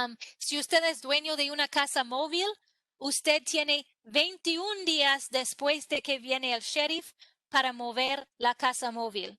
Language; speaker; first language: Spanish; non-native, fluent; English